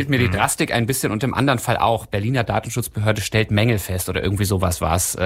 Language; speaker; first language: German; native; German